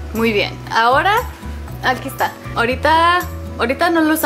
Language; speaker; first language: Spanish; early bilingual, heritage; English